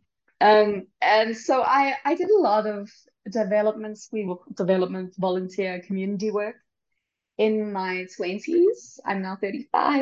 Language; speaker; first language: English; native; English